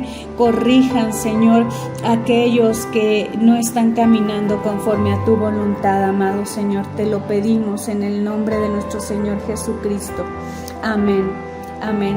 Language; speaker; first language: Spanish; native; Spanish